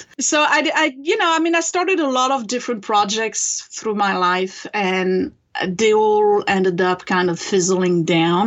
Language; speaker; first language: English; non-native, fluent; French